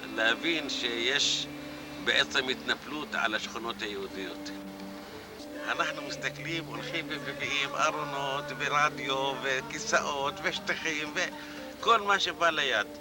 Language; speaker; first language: Hebrew; early bilingual, other home language; Arabic